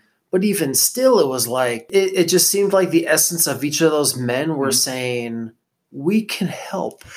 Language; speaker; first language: English; native; English